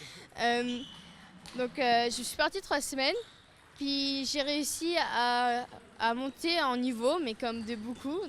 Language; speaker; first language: French; native; French